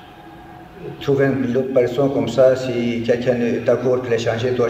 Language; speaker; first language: French; non-native, learner; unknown